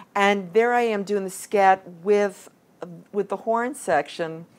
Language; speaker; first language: English; native; English